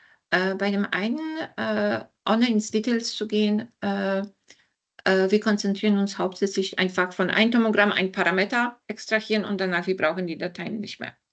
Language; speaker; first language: German; non-native, fluent; Polish